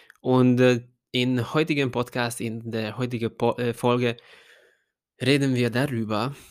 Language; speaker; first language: German; non-native, fluent; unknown